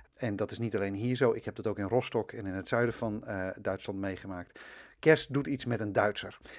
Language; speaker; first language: Dutch; native; Dutch